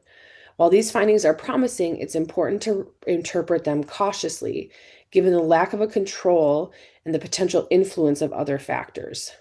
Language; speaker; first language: English; native; English